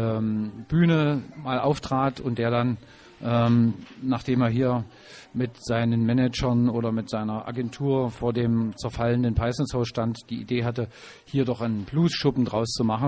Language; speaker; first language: German; native; German